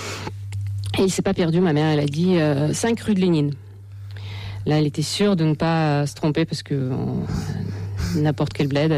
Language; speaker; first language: French; non-native, fluent; Russian